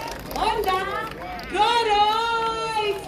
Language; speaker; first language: Croatian; native; Croatian